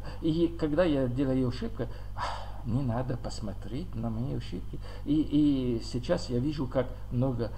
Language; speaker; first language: Russian; non-native, learner; French